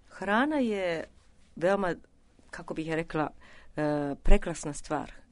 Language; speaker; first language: Serbian; non-native, fluent; Japanese